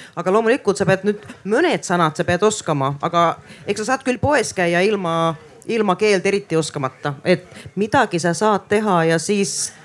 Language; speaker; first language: Estonian; non-native, fluent; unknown